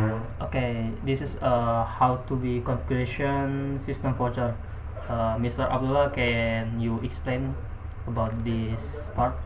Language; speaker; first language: English; non-native, learner; Indonesian